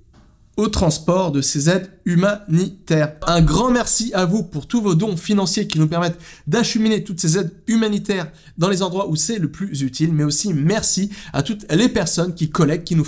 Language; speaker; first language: French; native; French